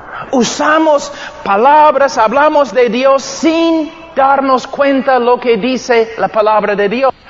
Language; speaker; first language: Spanish; non-native, fluent; English